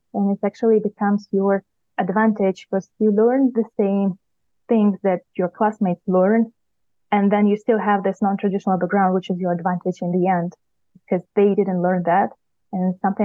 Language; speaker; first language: English; non-native, fluent; Ukrainian